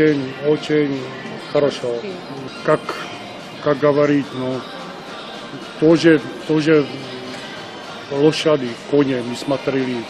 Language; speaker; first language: Russian; non-native, learner; Czech